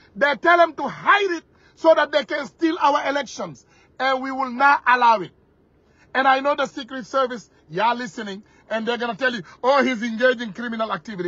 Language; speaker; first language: English; non-native, fluent; Wolof